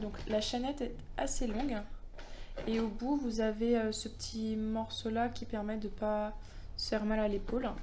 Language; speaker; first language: French; native; French